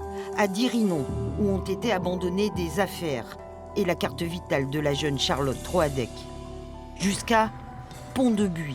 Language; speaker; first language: French; native; French